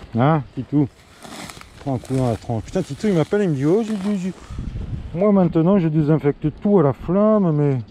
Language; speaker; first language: French; native; French